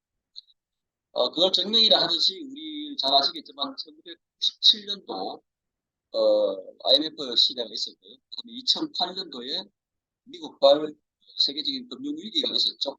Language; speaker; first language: Korean; native; Korean